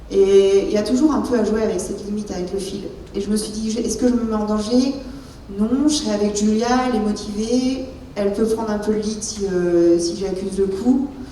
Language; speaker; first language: French; native; French